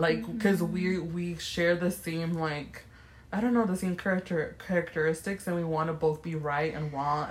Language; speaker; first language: English; early bilingual, other home language; Spanish